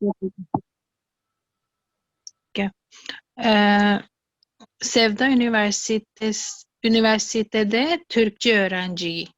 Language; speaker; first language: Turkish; non-native, learner; Urdu